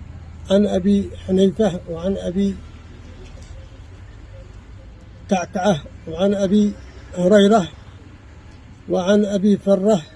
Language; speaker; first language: Arabic; native; Arabic